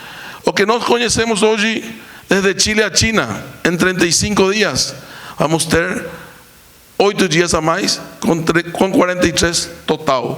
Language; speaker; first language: Portuguese; non-native, fluent; Spanish